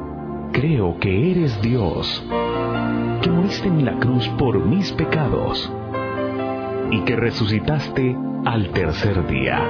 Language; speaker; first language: Spanish; native; Spanish